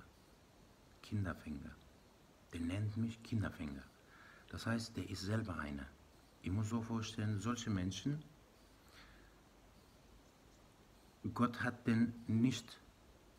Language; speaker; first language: German; non-native, learner; Persian